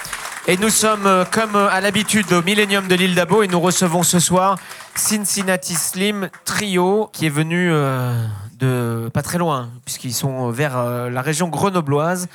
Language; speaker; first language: French; native; French